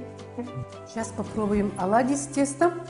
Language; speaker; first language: Russian; non-native, local second language; Yakut